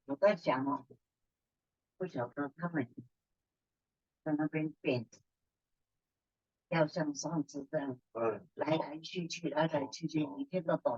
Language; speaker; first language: Chinese; early bilingual, heritage; Chinese